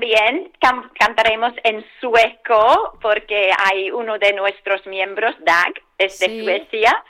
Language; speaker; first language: Spanish; non-native, fluent; English